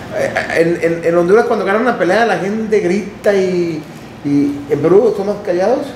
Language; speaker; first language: Spanish; early bilingual, heritage; Spanish